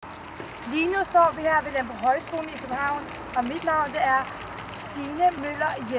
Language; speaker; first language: Danish; native; Danish